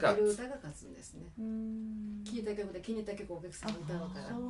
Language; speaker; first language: Japanese; native; Japanese